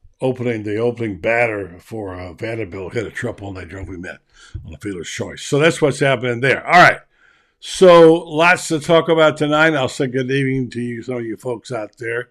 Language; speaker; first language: English; native; English